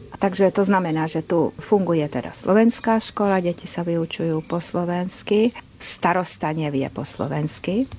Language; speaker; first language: Slovak; early bilingual, heritage; Slovak